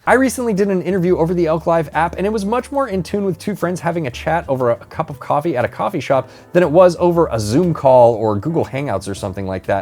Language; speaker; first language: English; native; English